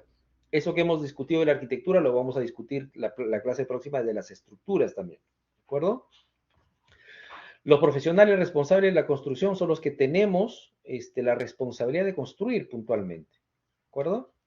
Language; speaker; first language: Spanish; native; Spanish